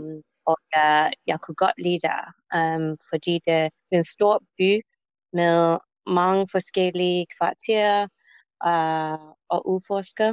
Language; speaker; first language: Danish; non-native, learner; English